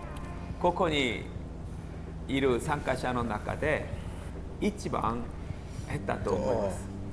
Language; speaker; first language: Japanese; non-native, fluent; Korean